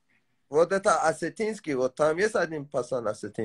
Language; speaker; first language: Russian; non-native, learner; Tajik